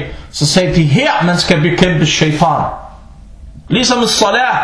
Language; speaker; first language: Danish; non-native, fluent; Arabic